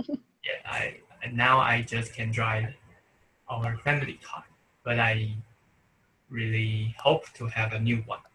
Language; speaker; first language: English; non-native, learner; Chinese